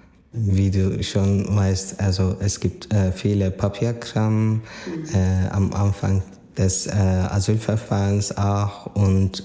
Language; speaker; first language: German; non-native, learner; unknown